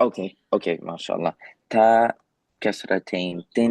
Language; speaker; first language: Arabic; non-native, learner; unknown